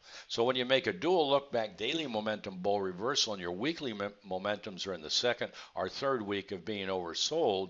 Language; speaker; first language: English; native; English